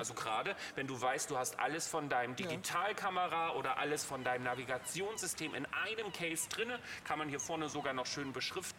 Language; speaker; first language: German; native; German